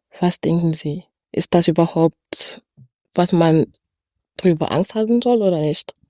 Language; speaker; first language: German; non-native, fluent; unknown